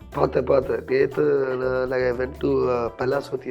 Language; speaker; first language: Tamil; non-native, learner; Malayalam